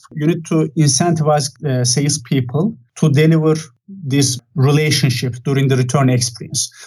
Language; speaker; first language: English; non-native, fluent; Turkish